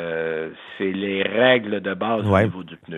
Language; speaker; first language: French; native; French